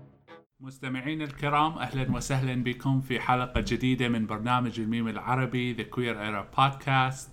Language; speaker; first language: Arabic; native; Arabic